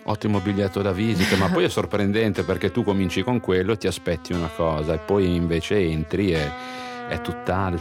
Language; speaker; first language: Italian; native; Italian